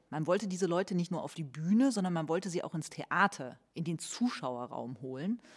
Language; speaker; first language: German; native; German